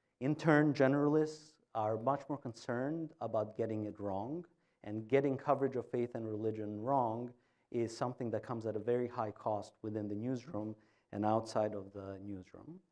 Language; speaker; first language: English; non-native, fluent; Albanian